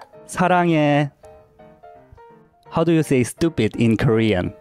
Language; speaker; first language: English; non-native, fluent; Korean